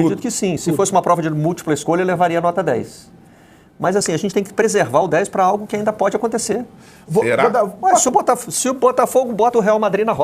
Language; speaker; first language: Portuguese; native; Portuguese